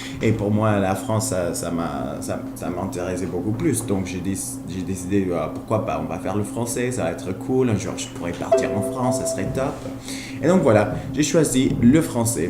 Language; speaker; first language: French; non-native, fluent; Spanish